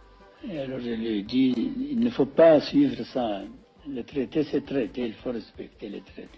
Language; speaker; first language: French; non-native, fluent; Amharic